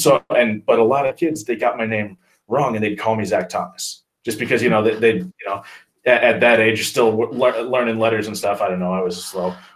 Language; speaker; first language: English; native; English